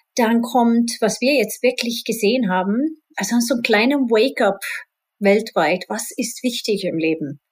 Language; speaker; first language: German; non-native, fluent; Swedish